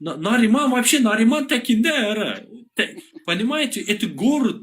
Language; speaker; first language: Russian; non-native, local second language; Turkmen